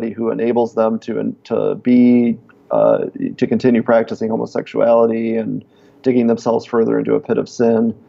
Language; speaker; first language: English; native; English